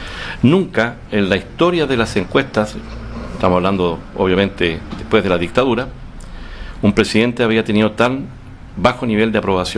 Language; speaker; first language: Spanish; native; Spanish